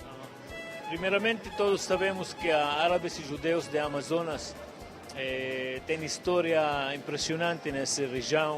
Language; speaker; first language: Portuguese; non-native, fluent; Arabic